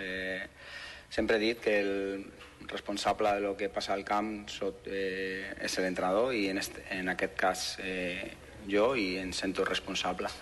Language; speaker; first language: Catalan; non-native, local second language; Spanish